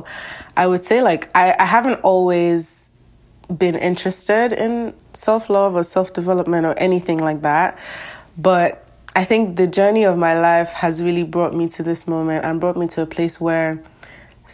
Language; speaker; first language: English; non-native, local second language; Yoruba